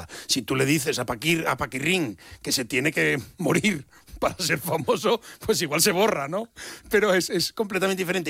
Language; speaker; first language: Spanish; native; Spanish